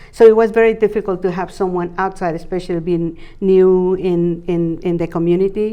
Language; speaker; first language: English; non-native, fluent; Spanish